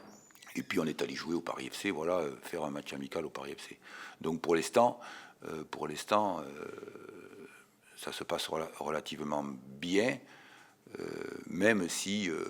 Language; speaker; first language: French; native; French